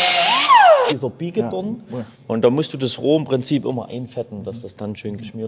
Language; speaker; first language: German; native; German